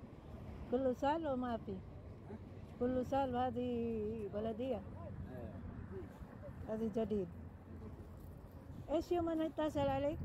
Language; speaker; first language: Arabic; non-native, learner; Filipino